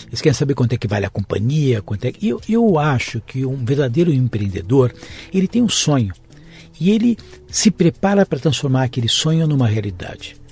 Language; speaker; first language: Portuguese; native; Portuguese